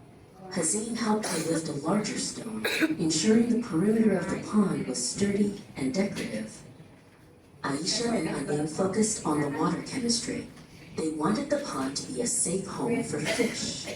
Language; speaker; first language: English; non-native, learner; Indonesian